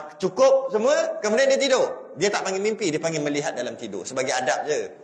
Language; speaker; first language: Malay; native; Malay